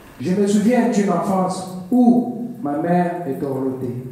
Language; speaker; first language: French; non-native, learner; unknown